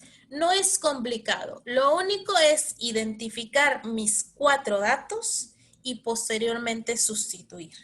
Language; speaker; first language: Spanish; native; Spanish